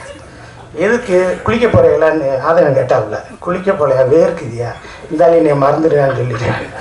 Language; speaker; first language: Tamil; native; Tamil